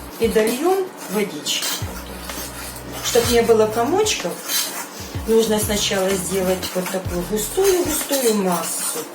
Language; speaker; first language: Russian; non-native, local second language; Ukrainian